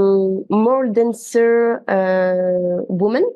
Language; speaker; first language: English; non-native, learner; French